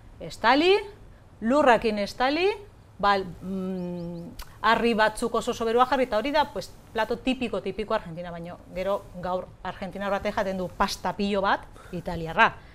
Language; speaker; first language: Basque; early bilingual, heritage; Spanish